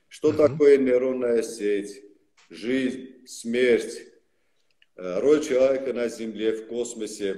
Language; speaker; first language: Russian; non-native, local second language; Armenian